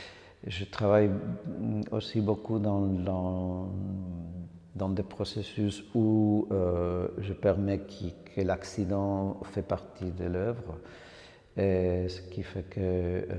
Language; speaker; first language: French; non-native, fluent; Spanish